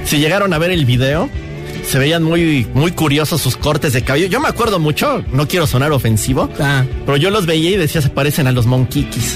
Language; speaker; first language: Spanish; native; Spanish